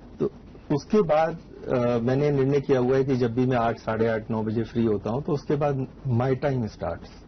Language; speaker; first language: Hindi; native; Hindi